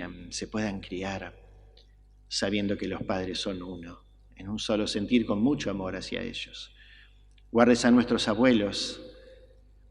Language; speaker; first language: Spanish; native; Spanish